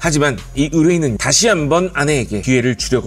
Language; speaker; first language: Korean; native; Korean